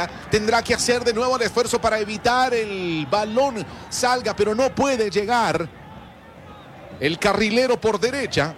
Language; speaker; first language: Spanish; native; Spanish